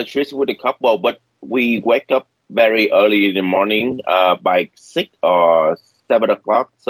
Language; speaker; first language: English; non-native, learner; Vietnamese